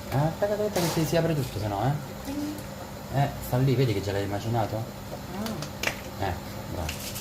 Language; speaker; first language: Italian; native; Italian